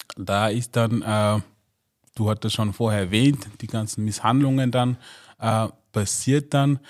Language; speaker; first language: German; non-native, fluent; Mossi